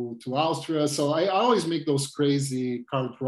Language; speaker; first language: English; non-native, fluent; Portuguese